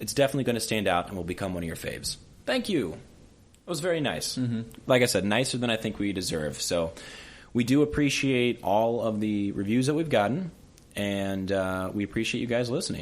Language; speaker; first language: English; native; English